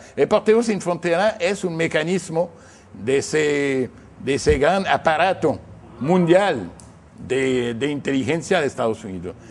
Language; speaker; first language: Spanish; non-native, fluent; English